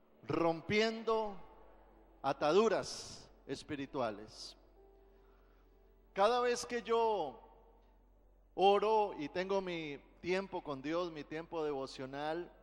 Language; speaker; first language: Spanish; native; Spanish